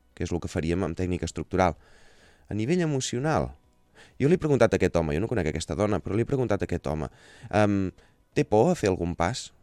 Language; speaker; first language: Catalan; native; Catalan